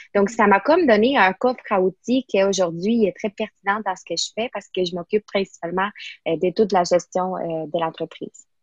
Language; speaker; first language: French; non-native, fluent; Spanish